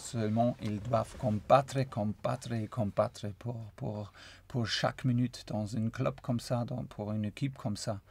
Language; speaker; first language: French; non-native, fluent; German